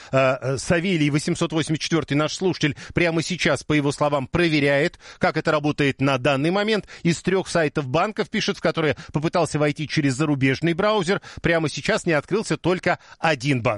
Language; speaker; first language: Russian; native; Russian